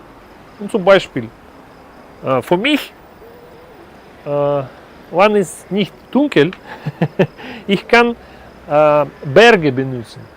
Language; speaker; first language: German; non-native, learner; Russian